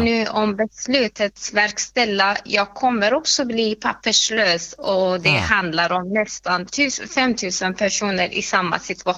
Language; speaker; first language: Swedish; non-native, fluent; Persian